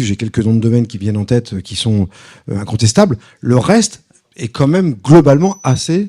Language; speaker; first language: French; native; French